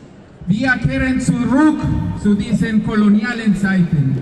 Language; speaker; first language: German; non-native, fluent; Spanish